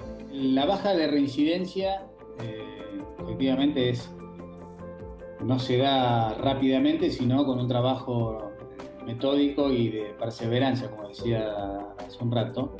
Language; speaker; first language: Spanish; native; Spanish